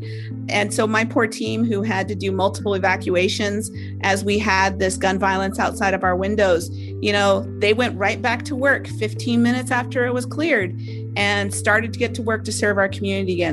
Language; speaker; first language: English; native; English